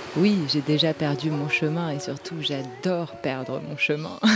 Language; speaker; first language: French; native; French